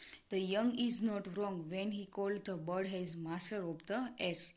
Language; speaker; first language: English; non-native, local second language; Gujarati